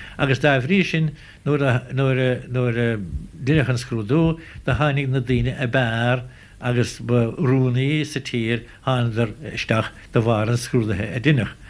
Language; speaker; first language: Irish; native; Irish